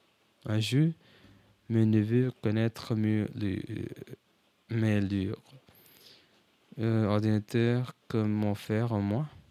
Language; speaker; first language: French; non-native, learner; English